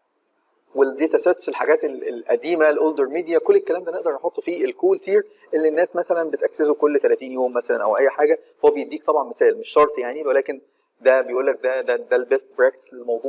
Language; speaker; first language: Arabic; native; Arabic